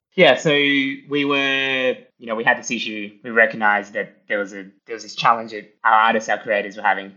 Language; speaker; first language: English; early bilingual, other home language; Italian